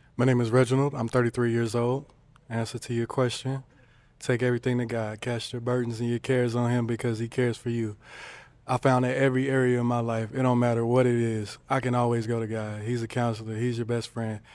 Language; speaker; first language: English; native; English